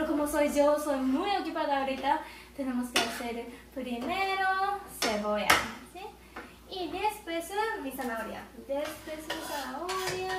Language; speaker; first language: Spanish; non-native, learner; Japanese